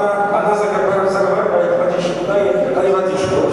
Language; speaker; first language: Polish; non-native, learner; Russian